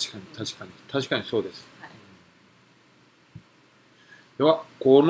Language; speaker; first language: Japanese; non-native, fluent; Korean